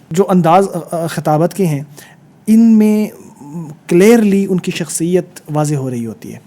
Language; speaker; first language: Urdu; native; Urdu